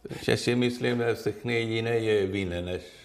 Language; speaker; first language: Czech; non-native, learner; Swedish